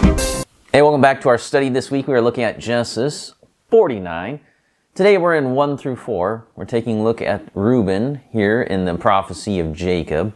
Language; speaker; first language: English; native; English